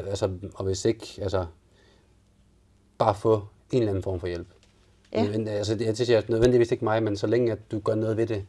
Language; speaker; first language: Danish; native; Danish